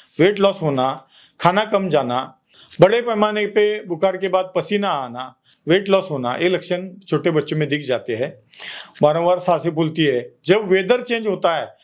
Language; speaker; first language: Hindi; non-native, local second language; Marathi